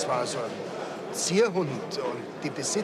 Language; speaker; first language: German; native; German